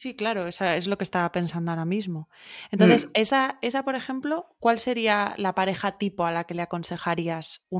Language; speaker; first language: Spanish; native; Spanish